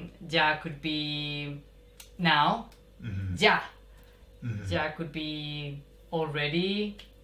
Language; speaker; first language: English; non-native, fluent; Spanish